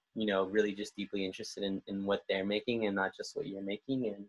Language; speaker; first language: English; early bilingual, other home language; Spanish